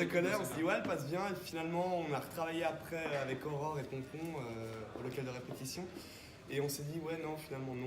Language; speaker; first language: French; native; French